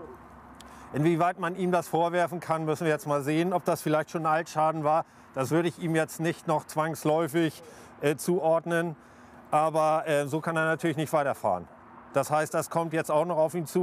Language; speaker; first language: German; native; German